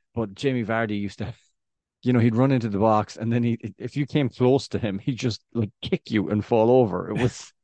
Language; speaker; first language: English; native; English